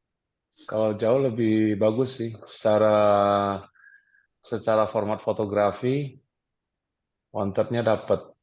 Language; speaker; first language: Indonesian; native; Indonesian